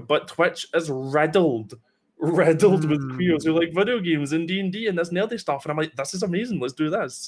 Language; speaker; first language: English; native; English